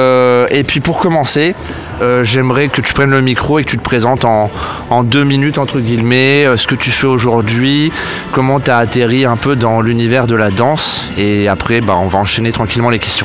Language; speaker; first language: French; native; French